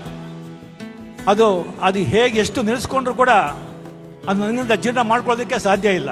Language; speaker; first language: Kannada; non-native, local second language; Marathi